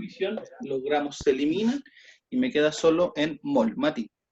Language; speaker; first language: Spanish; native; Spanish